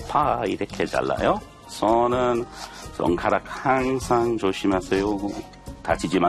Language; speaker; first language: Korean; non-native, fluent; English